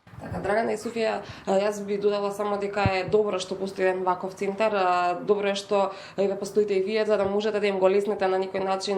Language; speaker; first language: Macedonian; native; Macedonian